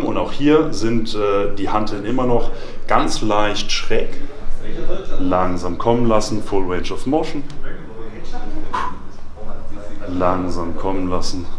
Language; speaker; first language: German; native; German